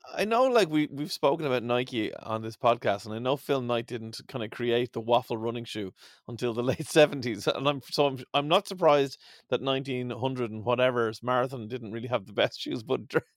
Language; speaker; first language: English; native; English